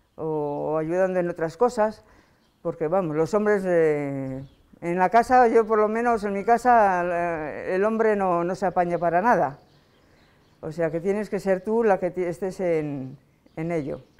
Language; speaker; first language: Spanish; native; Spanish